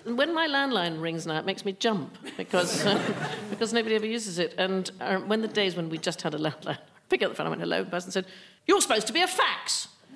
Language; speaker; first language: English; native; English